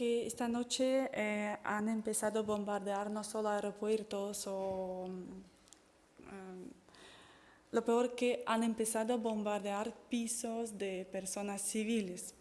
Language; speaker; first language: Spanish; non-native, fluent; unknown